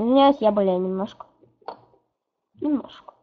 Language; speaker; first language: Russian; native; Russian